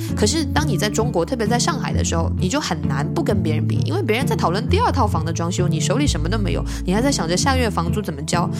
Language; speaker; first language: Chinese; native; Chinese